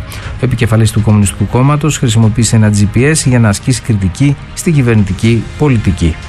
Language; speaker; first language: Greek; native; Greek